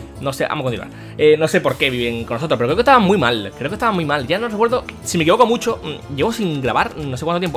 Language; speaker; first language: Spanish; native; Spanish